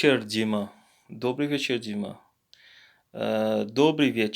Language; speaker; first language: Russian; non-native, learner; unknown